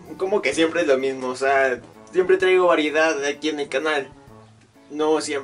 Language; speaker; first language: Spanish; native; Spanish